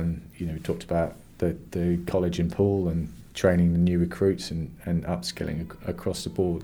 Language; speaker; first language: English; native; English